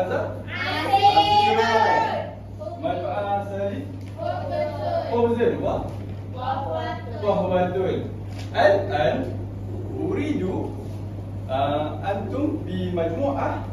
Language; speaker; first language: Arabic; non-native, learner; Malay